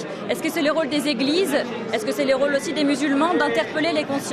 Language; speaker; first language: French; native; French